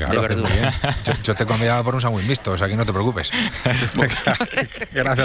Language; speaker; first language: Spanish; native; Spanish